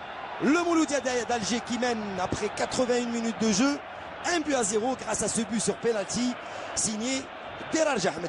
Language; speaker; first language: French; non-native, local second language; Arabic